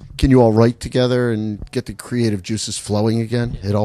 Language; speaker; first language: English; native; English